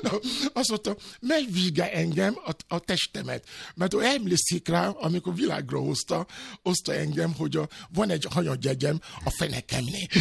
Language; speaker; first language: Hungarian; non-native, learner; Albanian